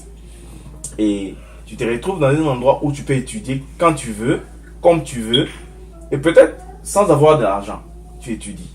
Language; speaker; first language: French; non-native, local second language; Lingala